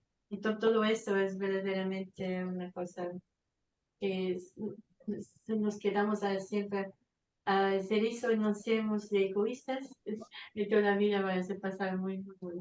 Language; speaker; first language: Spanish; non-native, fluent; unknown